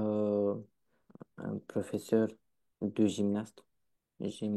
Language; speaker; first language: French; non-native, learner; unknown